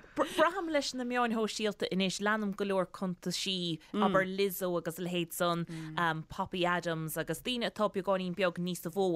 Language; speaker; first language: Irish; native; Irish